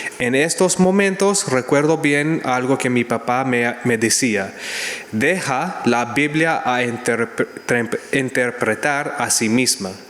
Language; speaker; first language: Spanish; non-native, learner; English